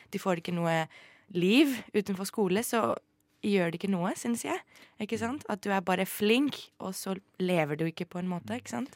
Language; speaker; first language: Norwegian; non-native, fluent; Greek